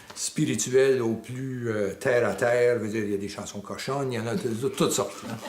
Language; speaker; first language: French; native; French